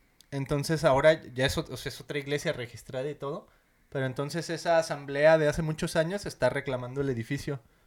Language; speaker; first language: Spanish; early bilingual, heritage; Spanish